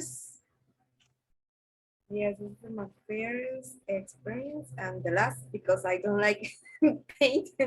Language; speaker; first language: English; non-native, learner; Spanish